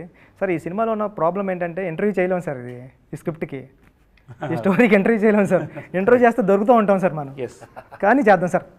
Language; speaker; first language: Telugu; native; Telugu